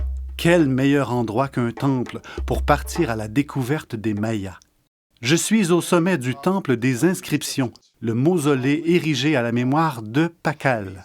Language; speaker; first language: French; native; French